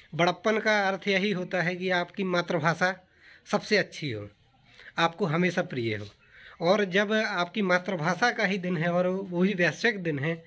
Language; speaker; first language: Hindi; native; Hindi